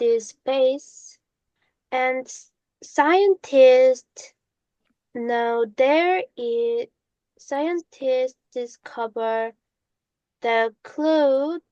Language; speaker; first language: English; non-native, learner; Korean